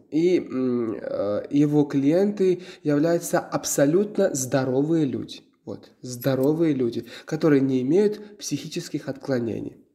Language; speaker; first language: Russian; non-native, local second language; Georgian